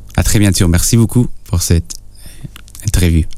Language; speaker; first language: French; non-native, learner; Spanish